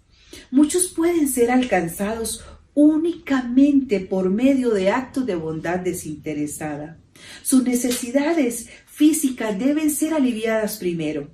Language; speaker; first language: Spanish; native; Spanish